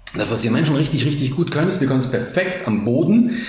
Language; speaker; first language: German; native; German